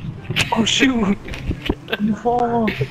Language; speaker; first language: English; native; English